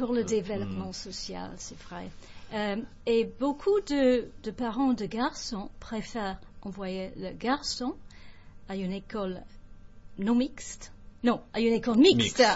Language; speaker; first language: French; non-native, fluent; English